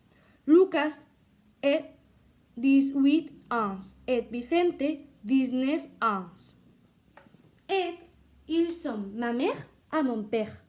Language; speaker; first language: French; non-native, learner; Spanish